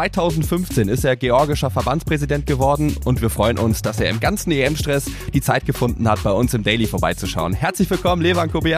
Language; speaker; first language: German; native; German